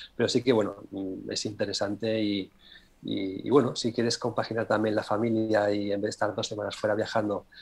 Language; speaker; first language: Spanish; native; Spanish